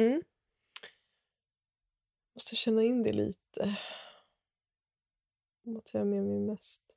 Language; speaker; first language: Swedish; native; Swedish